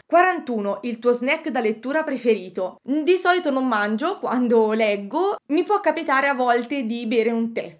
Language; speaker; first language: Italian; native; Italian